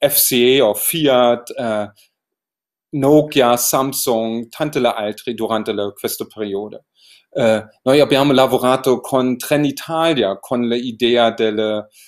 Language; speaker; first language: Italian; non-native, learner; German